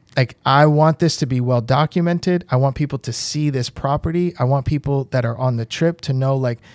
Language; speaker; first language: English; native; English